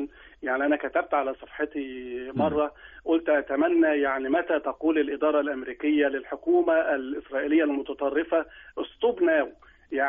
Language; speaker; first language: Arabic; native; Arabic